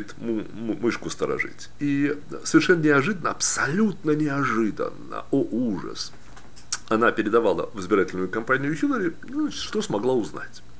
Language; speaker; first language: Russian; native; Russian